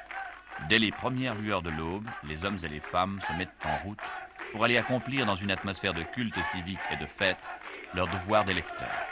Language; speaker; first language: French; native; French